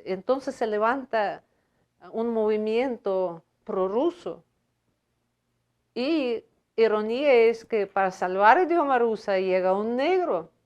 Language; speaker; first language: Spanish; non-native, fluent; Russian